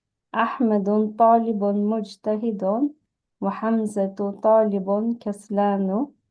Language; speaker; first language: Arabic; non-native, learner; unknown